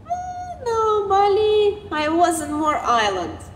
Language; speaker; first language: English; non-native, learner; Romanian